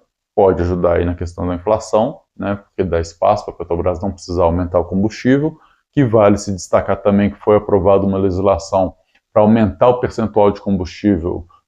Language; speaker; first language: Portuguese; native; Portuguese